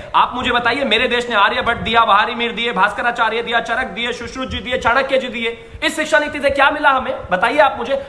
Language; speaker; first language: Hindi; native; Hindi